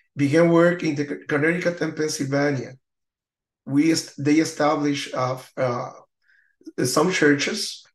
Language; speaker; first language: English; non-native, learner; Spanish